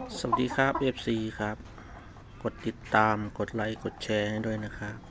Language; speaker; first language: Thai; native; Thai